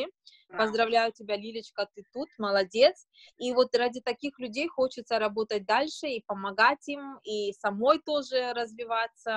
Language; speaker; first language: Russian; native; Russian